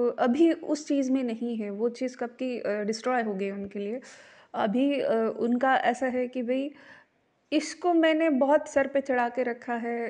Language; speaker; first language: Hindi; non-native, local second language; Marathi